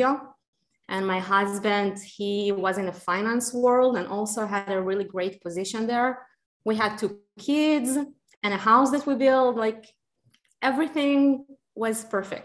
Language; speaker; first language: English; non-native, fluent; Hebrew